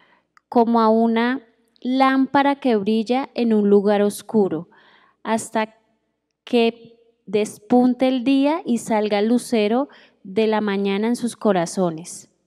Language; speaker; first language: Spanish; native; Spanish